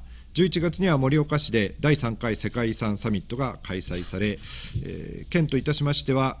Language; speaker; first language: Japanese; native; Japanese